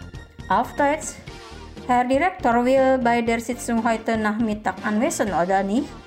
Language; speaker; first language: German; non-native, fluent; Indonesian